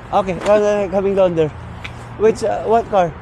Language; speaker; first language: English; non-native, learner; Filipino